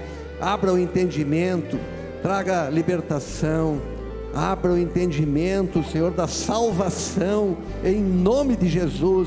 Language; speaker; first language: Portuguese; native; Portuguese